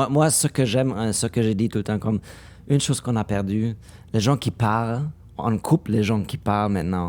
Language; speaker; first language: French; non-native, learner; German